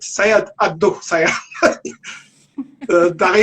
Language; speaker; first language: Indonesian; non-native, learner; German